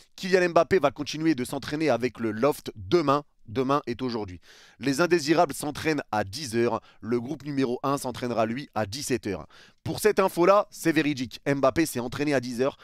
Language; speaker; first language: French; native; French